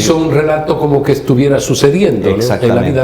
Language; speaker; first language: Spanish; native; Spanish